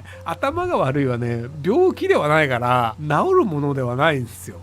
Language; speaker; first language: Japanese; native; Japanese